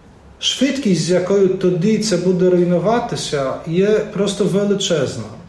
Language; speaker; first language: Ukrainian; non-native, fluent; Polish